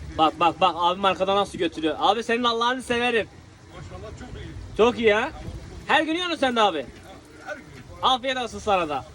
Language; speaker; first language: Turkish; native; Turkish